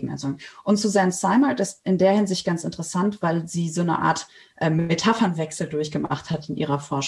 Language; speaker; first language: German; native; German